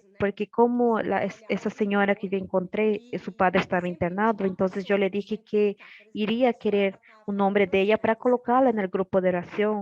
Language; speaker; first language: Spanish; non-native, learner; Portuguese